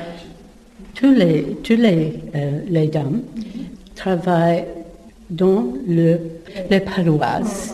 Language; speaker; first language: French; non-native, learner; English